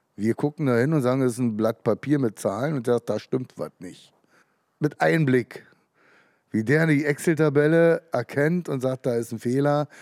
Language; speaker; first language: German; native; German